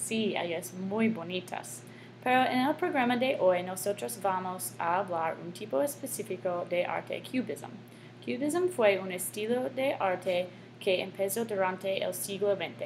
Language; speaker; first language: Spanish; non-native, learner; English